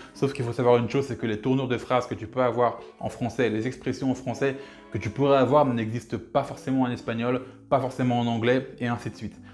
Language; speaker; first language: French; early bilingual, other home language; Lingala